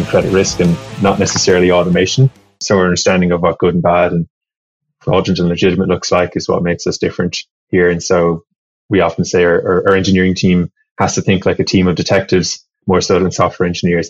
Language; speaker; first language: English; native; English